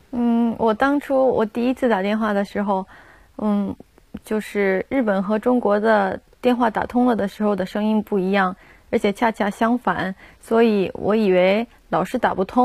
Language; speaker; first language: Chinese; non-native, fluent; Japanese